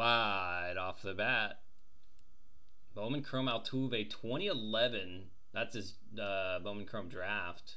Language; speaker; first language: English; native; English